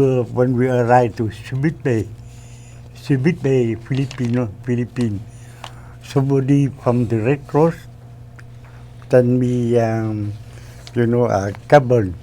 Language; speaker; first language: English; non-native, learner; Vietnamese